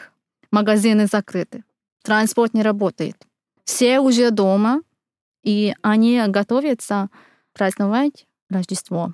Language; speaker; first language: Russian; non-native, fluent; Hungarian